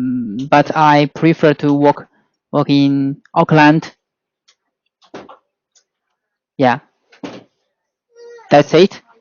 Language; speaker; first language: English; non-native, learner; Chinese